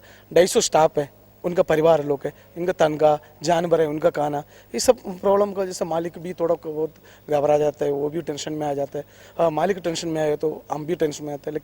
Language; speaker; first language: Hindi; non-native, local second language; Malayalam